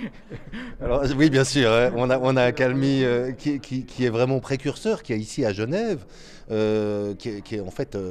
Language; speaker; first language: French; native; French